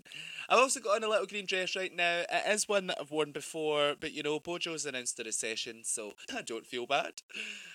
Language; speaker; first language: English; native; English